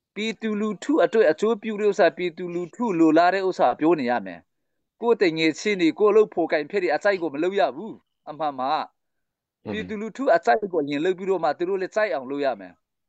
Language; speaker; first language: Burmese; non-native, local second language; Hakha Chin